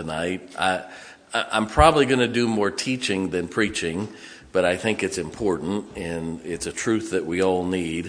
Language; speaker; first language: English; native; English